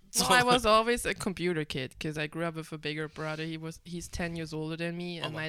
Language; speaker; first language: English; non-native, fluent; German